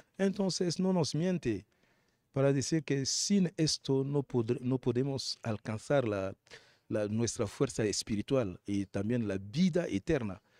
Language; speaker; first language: Spanish; non-native, fluent; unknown